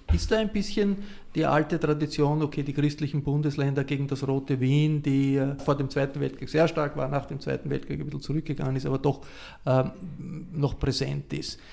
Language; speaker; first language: German; native; German